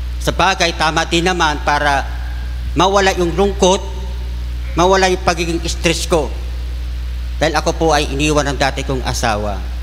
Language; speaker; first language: Filipino; non-native, local second language; Bikol